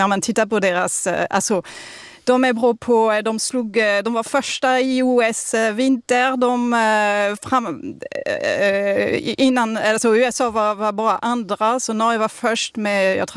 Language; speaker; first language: Swedish; non-native, fluent; French